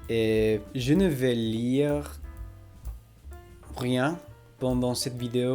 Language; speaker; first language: French; non-native, learner; English